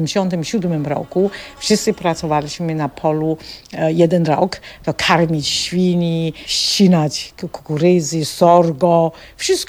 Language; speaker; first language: Polish; non-native, fluent; Chinese